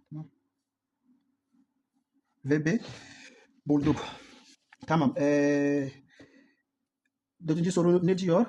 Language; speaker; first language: Turkish; non-native, learner; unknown